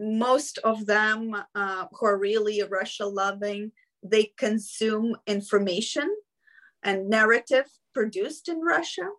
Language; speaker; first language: English; non-native, fluent; Ukrainian